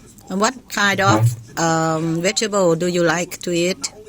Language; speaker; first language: English; non-native, learner; Thai